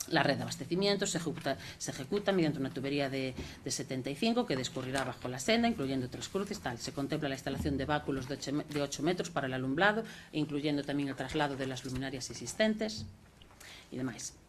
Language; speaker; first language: Spanish; non-native, local second language; Galician